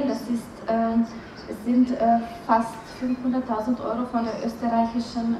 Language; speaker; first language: German; non-native, fluent; Romanian